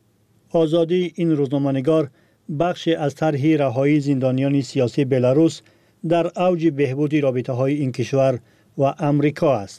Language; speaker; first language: Persian; native; Persian